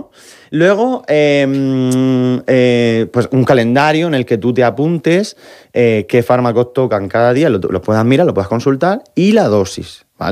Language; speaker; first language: Spanish; native; Spanish